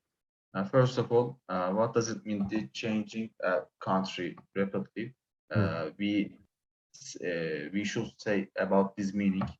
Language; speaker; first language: English; non-native, learner; Turkish